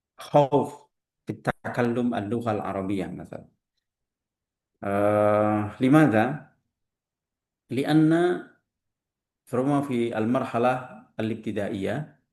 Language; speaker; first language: Arabic; non-native, fluent; Indonesian